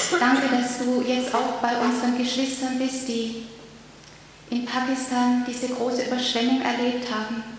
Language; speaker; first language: German; native; German